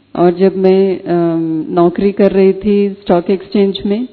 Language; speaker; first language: Hindi; non-native, fluent; Telugu